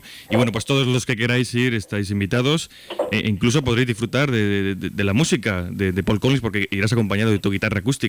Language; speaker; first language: Spanish; native; Spanish